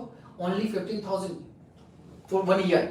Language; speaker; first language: English; non-native, local second language; Hindi